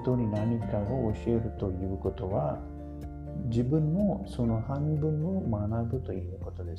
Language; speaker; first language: Japanese; non-native, learner; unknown